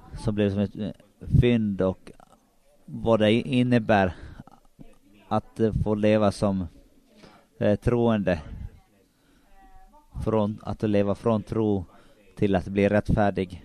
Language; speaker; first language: Swedish; non-native, local second language; Finnish